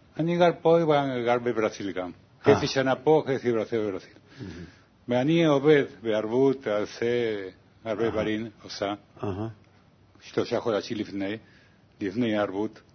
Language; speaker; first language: Hebrew; non-native, learner; Spanish